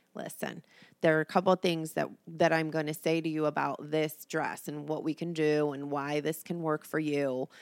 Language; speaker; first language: English; native; English